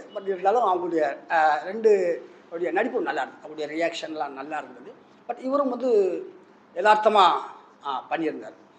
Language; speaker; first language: Tamil; native; Tamil